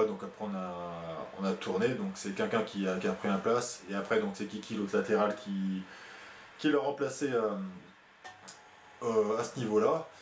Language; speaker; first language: French; native; French